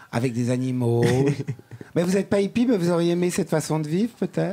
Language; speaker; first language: French; native; French